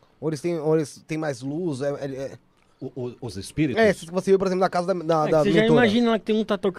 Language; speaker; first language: Portuguese; native; Portuguese